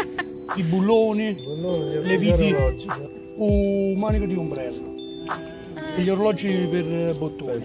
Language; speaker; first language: Italian; native; Italian